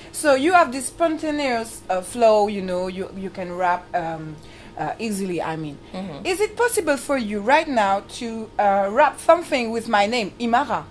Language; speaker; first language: English; non-native, fluent; French